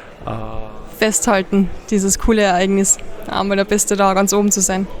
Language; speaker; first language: German; native; German